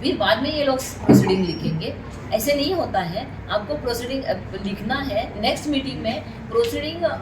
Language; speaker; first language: Hindi; non-native, local second language; Marathi